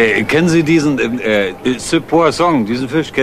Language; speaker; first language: German; native; German